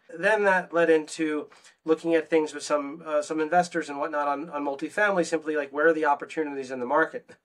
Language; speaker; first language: English; native; English